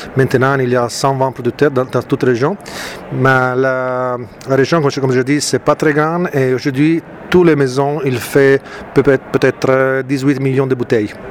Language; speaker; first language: French; non-native, fluent; Italian